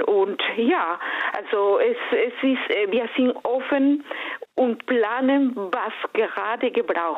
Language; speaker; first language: German; non-native, fluent; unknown